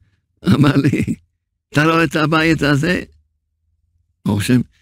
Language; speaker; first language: Hebrew; early bilingual, other home language; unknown